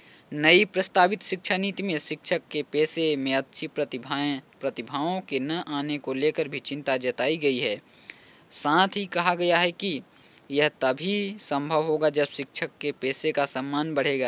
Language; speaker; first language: Hindi; native; Hindi